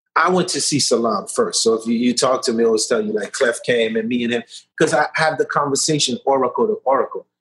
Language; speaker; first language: English; early bilingual, other home language; Haitian Creole